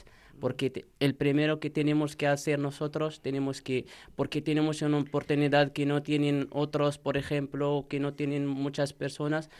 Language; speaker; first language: Spanish; non-native, learner; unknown